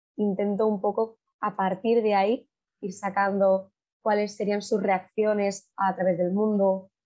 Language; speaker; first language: Spanish; native; Spanish